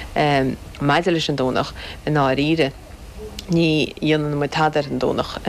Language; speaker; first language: Irish; native; Irish